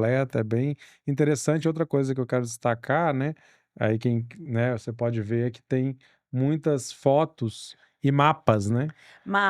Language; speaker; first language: Portuguese; native; Portuguese